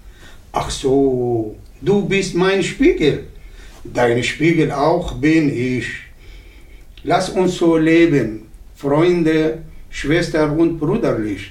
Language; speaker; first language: German; non-native, learner; Arabic